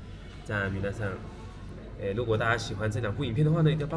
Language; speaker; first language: Chinese; native; Chinese